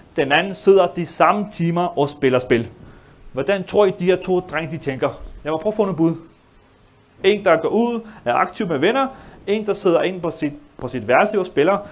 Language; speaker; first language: Danish; early bilingual, other home language; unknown